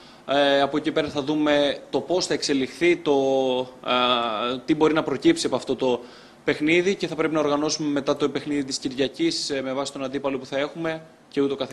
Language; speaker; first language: Greek; native; Greek